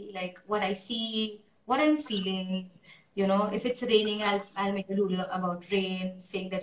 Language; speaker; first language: English; non-native, local second language; Hindi